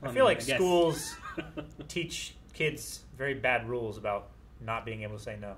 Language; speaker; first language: English; native; English